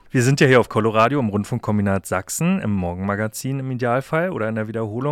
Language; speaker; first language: German; native; German